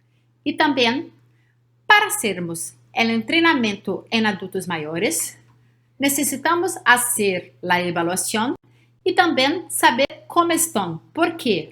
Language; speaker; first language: Spanish; non-native, learner; Portuguese